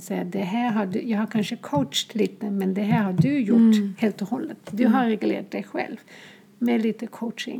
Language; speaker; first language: Swedish; non-native, fluent; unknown